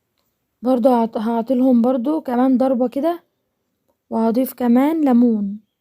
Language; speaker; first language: Arabic; native; Arabic